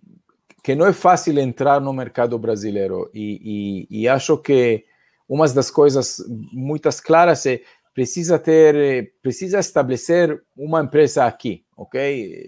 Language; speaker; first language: Portuguese; non-native, fluent; Hebrew